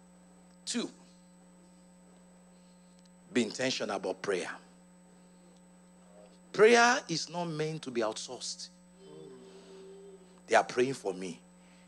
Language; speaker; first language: English; non-native, local second language; Yoruba